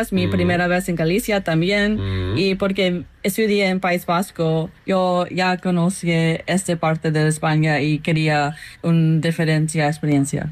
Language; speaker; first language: Spanish; non-native, fluent; English